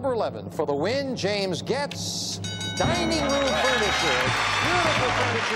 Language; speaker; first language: English; native; English